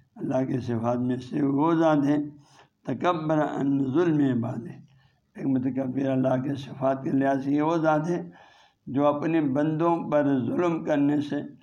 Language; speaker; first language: Urdu; non-native, local second language; Balti